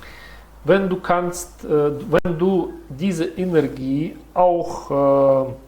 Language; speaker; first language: German; non-native, learner; Russian